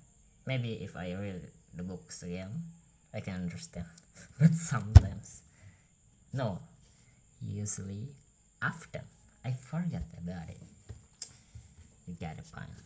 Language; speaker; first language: English; non-native, learner; Indonesian